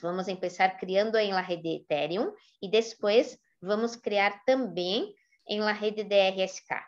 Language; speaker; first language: Spanish; non-native, fluent; Portuguese